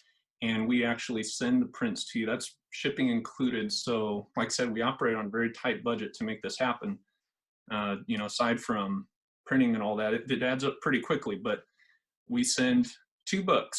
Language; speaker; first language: English; native; English